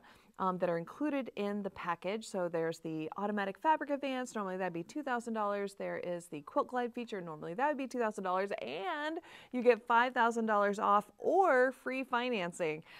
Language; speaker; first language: English; native; English